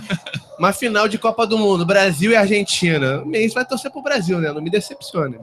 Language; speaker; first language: Portuguese; native; Portuguese